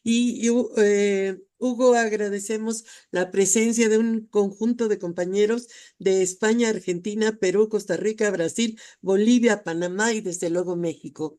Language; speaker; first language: Spanish; native; Spanish